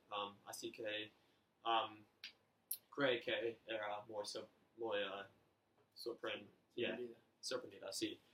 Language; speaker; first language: Spanish; non-native, learner; English